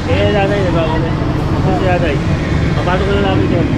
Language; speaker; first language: Filipino; native; Filipino